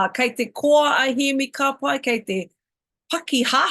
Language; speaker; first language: Māori; non-native, local second language; English